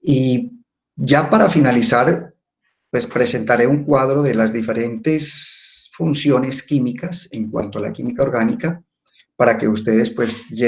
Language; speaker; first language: Spanish; native; Spanish